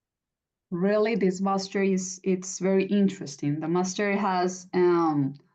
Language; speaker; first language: English; non-native, fluent; Spanish